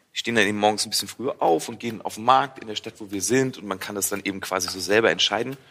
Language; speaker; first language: German; native; German